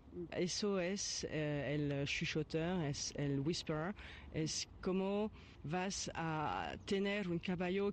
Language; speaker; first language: Spanish; non-native, fluent; French